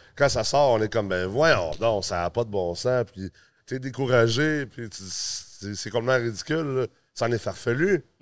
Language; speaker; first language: French; early bilingual, other home language; English